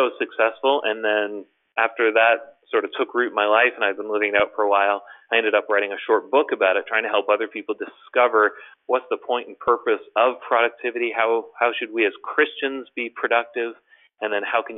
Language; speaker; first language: English; native; English